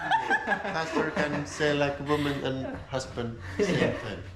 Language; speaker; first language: English; non-native, learner; Finnish